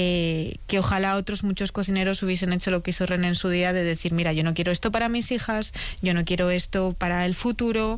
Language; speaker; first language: Spanish; native; Spanish